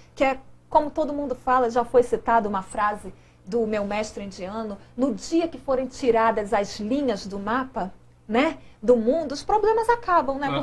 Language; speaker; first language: Portuguese; native; Portuguese